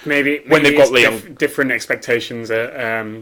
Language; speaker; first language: English; native; English